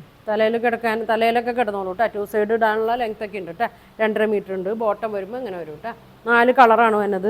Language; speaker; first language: Malayalam; native; Malayalam